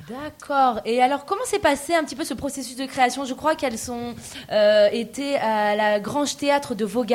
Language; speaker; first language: French; native; French